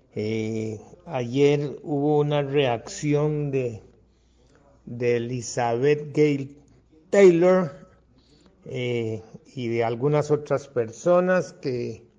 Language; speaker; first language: Spanish; non-native, local second language; English